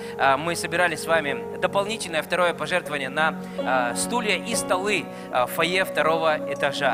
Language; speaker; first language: Russian; native; Russian